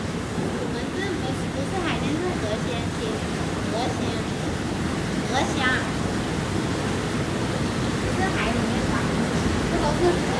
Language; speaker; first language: Chinese; native; Chinese